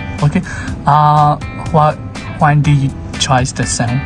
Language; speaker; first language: English; non-native, learner; Burmese